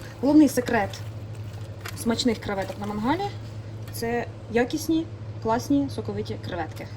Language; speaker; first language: Ukrainian; native; Ukrainian